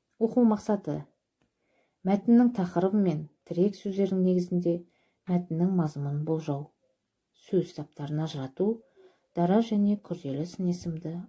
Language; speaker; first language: Kazakh; native; Kazakh